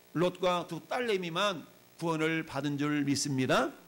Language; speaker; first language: Korean; native; Korean